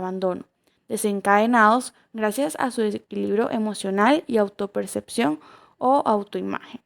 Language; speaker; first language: Spanish; native; Spanish